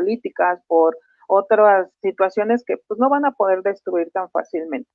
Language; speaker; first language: Spanish; native; Spanish